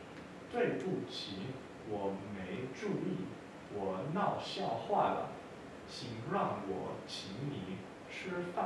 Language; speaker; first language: Chinese; non-native, learner; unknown